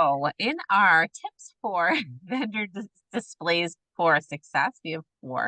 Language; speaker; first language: English; native; English